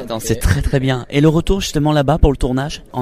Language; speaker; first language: French; native; French